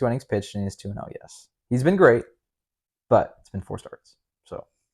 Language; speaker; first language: English; native; English